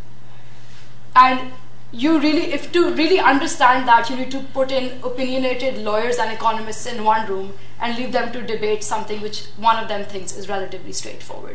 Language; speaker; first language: English; non-native, local second language; Urdu